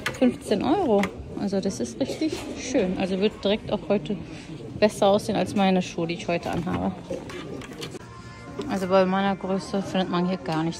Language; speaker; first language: German; early bilingual, other home language; Turkish